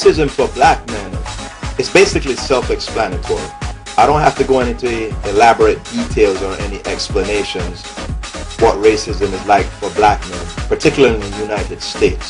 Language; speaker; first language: English; native; English